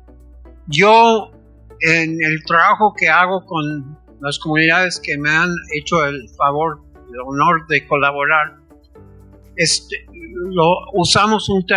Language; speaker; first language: Spanish; non-native, fluent; English